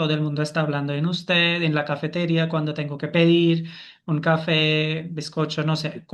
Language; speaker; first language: Spanish; non-native, fluent; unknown